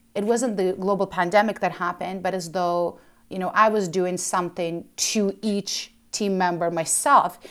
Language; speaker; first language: English; early bilingual, other home language; Ukrainian